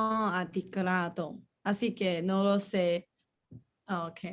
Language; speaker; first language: Spanish; non-native, learner; English